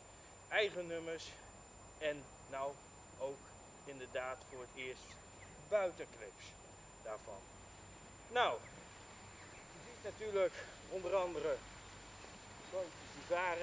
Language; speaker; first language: Dutch; native; Dutch